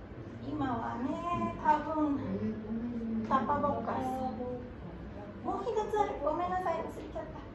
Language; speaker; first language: Japanese; non-native, learner; Spanish